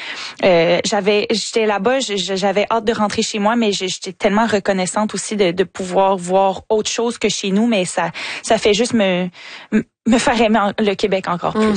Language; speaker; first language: French; native; French